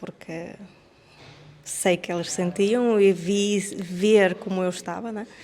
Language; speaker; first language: Portuguese; non-native, fluent; Ukrainian